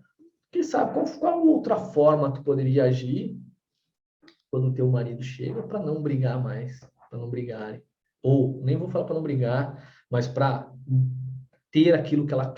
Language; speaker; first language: Portuguese; native; Portuguese